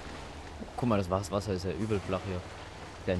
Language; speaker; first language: German; native; German